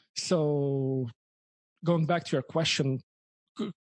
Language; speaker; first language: English; non-native, fluent; Lithuanian